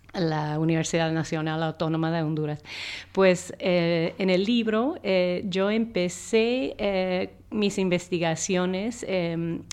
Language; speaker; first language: Spanish; non-native, fluent; English